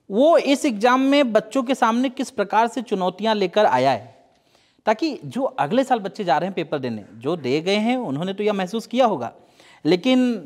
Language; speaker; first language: Hindi; native; Hindi